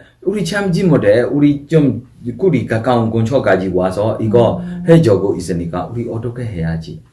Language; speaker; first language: Korean; non-native, fluent; Burmese